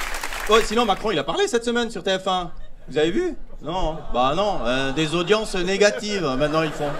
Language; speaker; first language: French; native; French